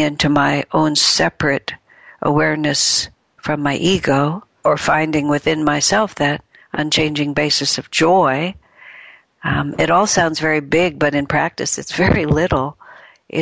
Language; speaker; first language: English; native; English